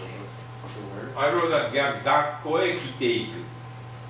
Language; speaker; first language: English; non-native, fluent; Japanese